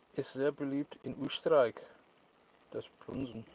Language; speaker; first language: German; non-native, learner; English